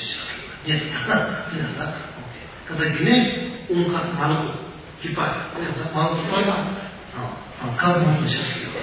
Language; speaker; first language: Russian; non-native, learner; Tibetan